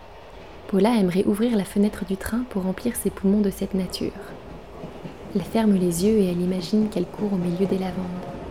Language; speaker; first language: French; native; French